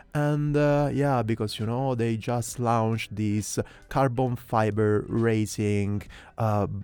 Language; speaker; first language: English; non-native, fluent; Italian